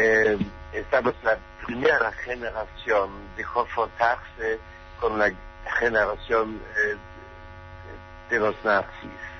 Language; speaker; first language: Spanish; non-native, learner; German